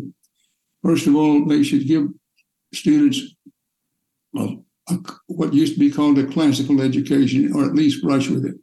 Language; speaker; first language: English; native; English